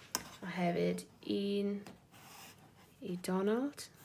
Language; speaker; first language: Welsh; non-native, local second language; English